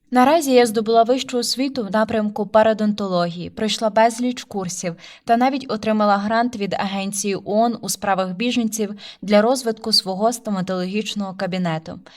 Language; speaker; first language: Ukrainian; early bilingual, heritage; Ukrainian